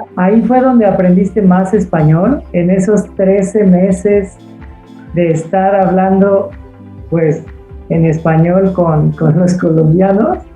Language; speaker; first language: Spanish; native; Spanish